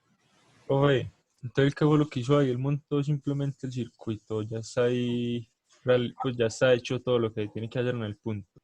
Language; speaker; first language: Spanish; native; Spanish